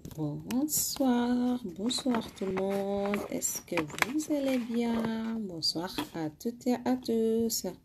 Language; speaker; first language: French; non-native, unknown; Arabic